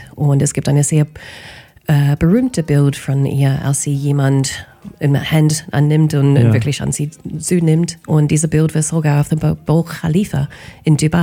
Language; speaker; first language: German; non-native, fluent; English